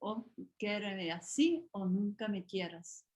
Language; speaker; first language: Spanish; non-native, learner; English